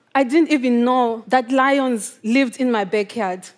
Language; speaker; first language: English; non-native, local second language; Shona